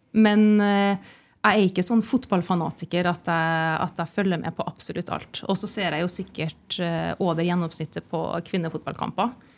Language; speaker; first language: Norwegian; native; Norwegian